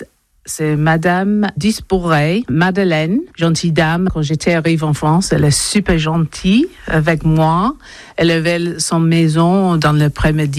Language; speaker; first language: French; non-native, learner; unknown